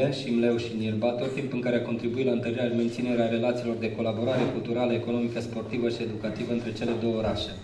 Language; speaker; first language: Romanian; native; Romanian